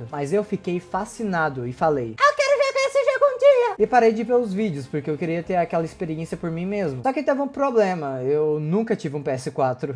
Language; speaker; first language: Portuguese; native; Portuguese